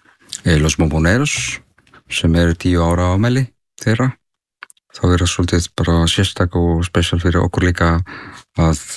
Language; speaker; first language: Icelandic; non-native, learner; Spanish